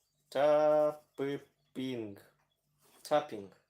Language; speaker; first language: English; non-native, learner; Ukrainian